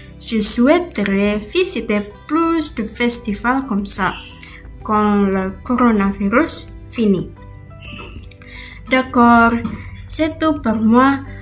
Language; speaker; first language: French; non-native, learner; Indonesian